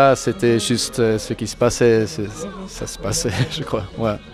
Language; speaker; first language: French; non-native, local second language; German